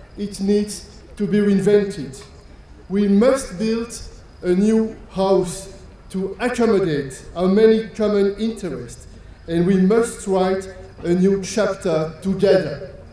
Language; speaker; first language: English; non-native, fluent; French